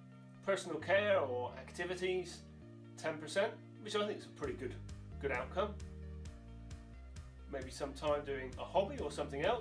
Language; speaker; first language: English; native; English